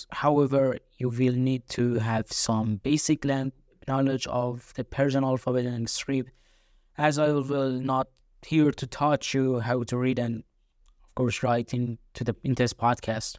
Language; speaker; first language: English; non-native, fluent; Persian